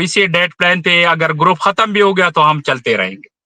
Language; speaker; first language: Hindi; non-native, local second language; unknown